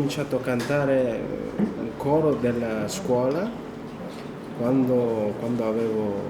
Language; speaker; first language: Italian; non-native, fluent; Korean